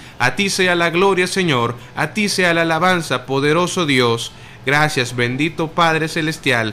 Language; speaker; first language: Spanish; native; Spanish